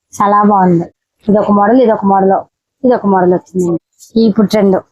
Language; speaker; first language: Telugu; native; Telugu